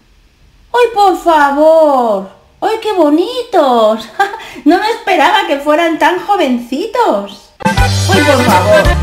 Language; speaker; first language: Spanish; native; Spanish